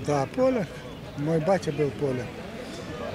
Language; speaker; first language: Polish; early bilingual, heritage; Russian